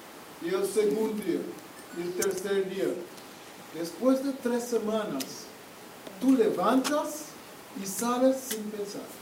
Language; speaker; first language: Spanish; non-native, fluent; English